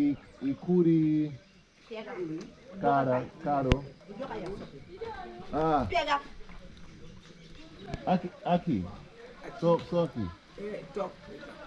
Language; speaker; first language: Portuguese; non-native, learner; English